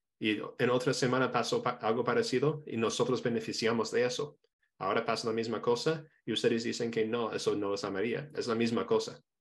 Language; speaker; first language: Spanish; non-native, fluent; English